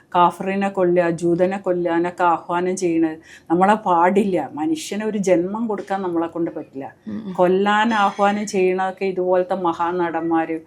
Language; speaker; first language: Malayalam; native; Malayalam